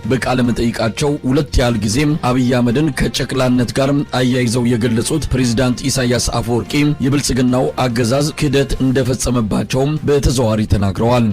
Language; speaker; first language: Amharic; native; Amharic